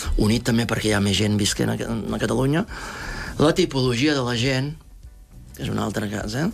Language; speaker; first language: Catalan; native; Catalan